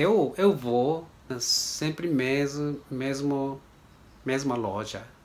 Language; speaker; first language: Portuguese; non-native, learner; Japanese